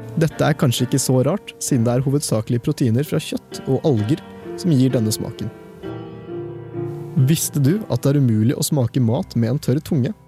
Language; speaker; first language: Norwegian; native; Norwegian